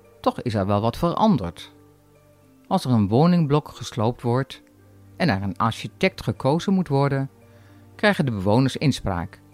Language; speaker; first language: Dutch; native; Dutch